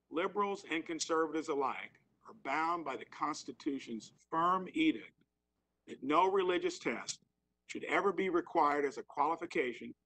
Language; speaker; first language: English; native; English